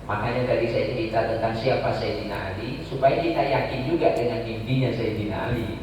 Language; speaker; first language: Indonesian; native; Indonesian